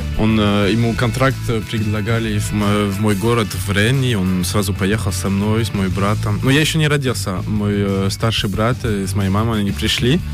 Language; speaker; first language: Russian; early bilingual, heritage; Russian